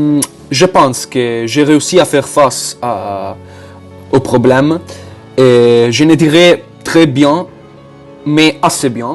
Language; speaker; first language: French; non-native, learner; Italian